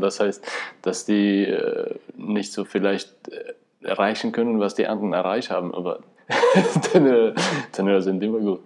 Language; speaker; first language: German; non-native, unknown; Albanian